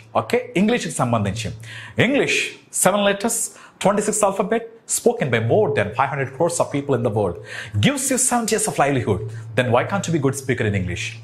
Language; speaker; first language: Telugu; native; Telugu